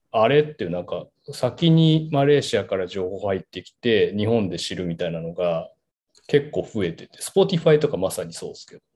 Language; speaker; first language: Japanese; native; Japanese